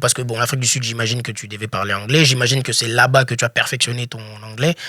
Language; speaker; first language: French; native; French